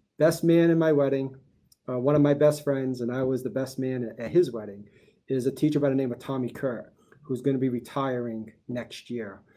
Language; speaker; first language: English; early bilingual, other home language; Portuguese